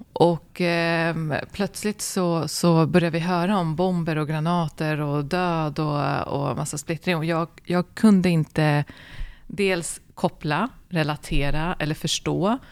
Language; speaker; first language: Swedish; early bilingual, other home language; Arabic